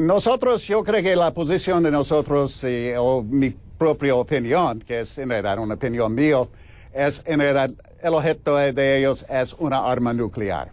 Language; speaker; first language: Spanish; non-native, fluent; English